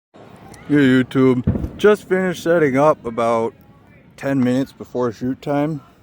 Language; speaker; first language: English; native; English